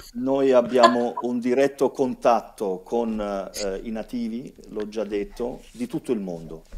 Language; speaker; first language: Italian; early bilingual, heritage; Italian